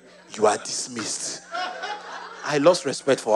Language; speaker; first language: English; non-native, local second language; Yoruba